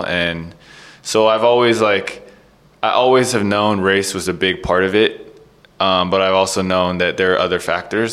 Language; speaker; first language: English; native; English